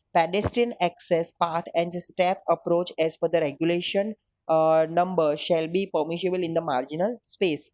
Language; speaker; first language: English; non-native, local second language; Gujarati